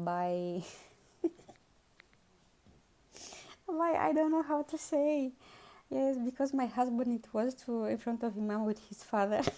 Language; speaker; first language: English; non-native, learner; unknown